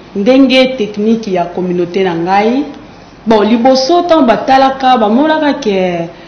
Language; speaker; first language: Lingala; non-native, local second language; Kongo